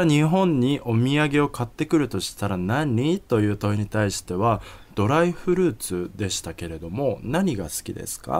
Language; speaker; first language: Japanese; native; Japanese